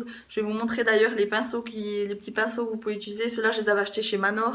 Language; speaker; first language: French; native; French